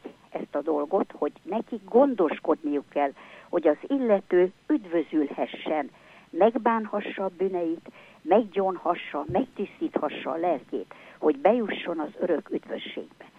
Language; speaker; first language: Hungarian; native; Hungarian